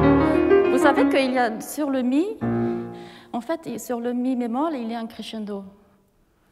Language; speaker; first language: French; non-native, fluent; Japanese